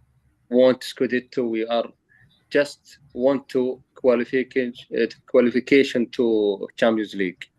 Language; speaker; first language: English; non-native, learner; Arabic